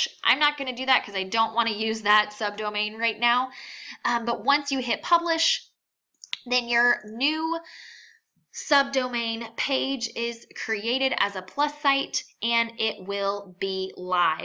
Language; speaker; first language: English; native; English